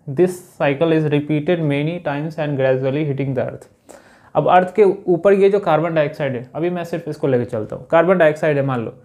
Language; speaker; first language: Hindi; native; Hindi